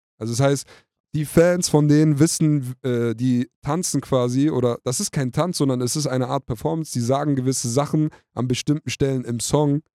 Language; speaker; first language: German; early bilingual, other home language; Turkish